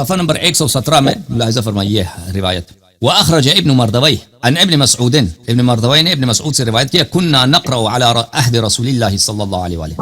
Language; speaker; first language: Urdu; non-native, fluent; Persian